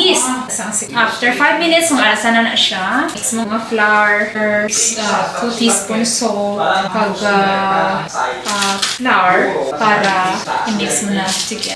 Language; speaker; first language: Filipino; non-native, local second language; Hiligaynon